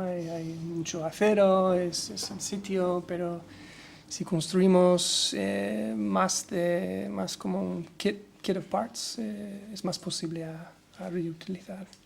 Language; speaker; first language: Spanish; non-native, learner; English